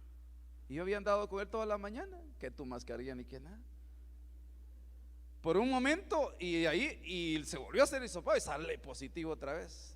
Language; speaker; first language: Spanish; native; Spanish